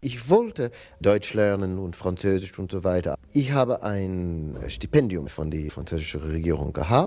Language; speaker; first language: German; non-native, fluent; English